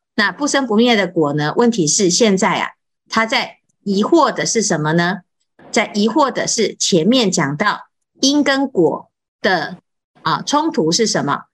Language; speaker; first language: Chinese; native; Chinese